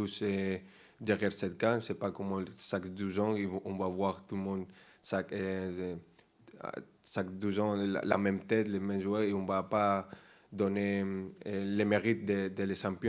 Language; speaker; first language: French; non-native, fluent; Spanish